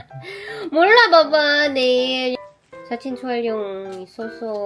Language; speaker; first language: Korean; non-native, fluent; Filipino